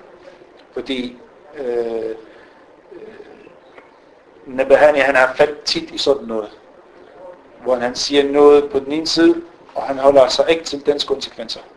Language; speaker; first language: Danish; non-native, fluent; Arabic